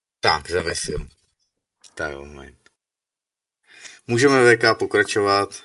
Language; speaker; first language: Czech; native; Czech